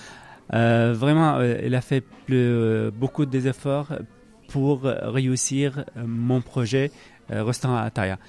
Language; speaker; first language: French; non-native, learner; Arabic